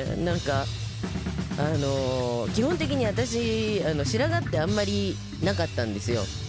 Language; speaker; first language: Japanese; native; Japanese